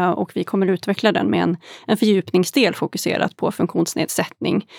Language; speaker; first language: Swedish; native; Swedish